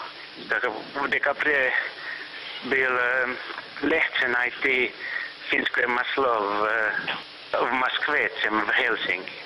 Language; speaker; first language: Russian; non-native, fluent; Finnish